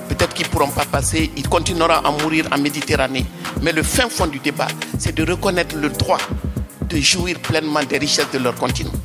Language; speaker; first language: French; non-native, local second language; Bambara